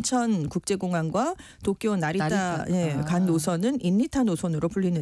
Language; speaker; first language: Korean; native; Korean